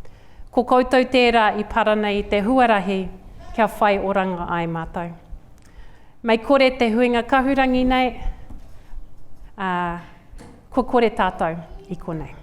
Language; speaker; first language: Māori; non-native, local second language; English